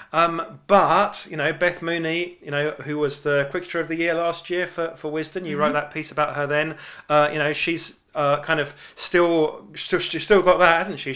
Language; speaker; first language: English; native; English